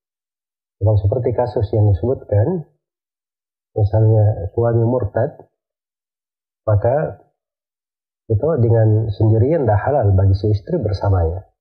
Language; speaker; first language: Indonesian; native; Indonesian